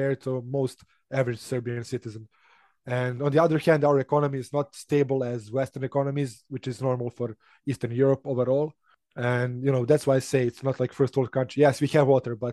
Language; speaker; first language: English; non-native, fluent; Serbian